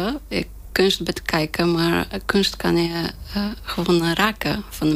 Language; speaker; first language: Dutch; non-native, fluent; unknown